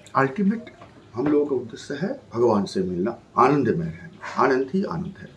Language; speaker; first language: Hindi; non-native, local second language; Bangla